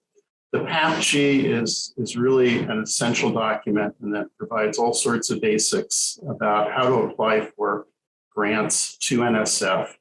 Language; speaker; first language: English; native; English